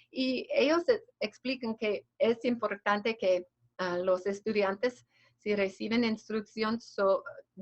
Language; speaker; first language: Spanish; non-native, fluent; English